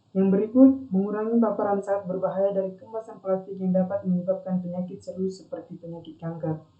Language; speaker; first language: Indonesian; non-native, local second language; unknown